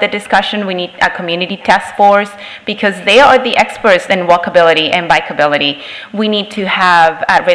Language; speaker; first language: English; non-native, fluent; Spanish